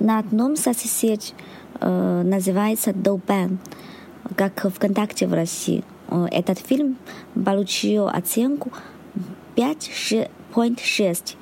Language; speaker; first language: Russian; non-native, learner; Chinese